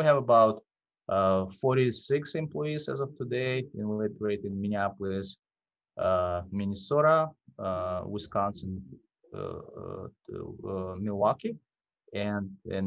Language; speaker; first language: English; non-native, fluent; Russian